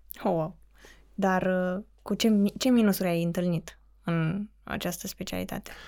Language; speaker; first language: Romanian; native; Romanian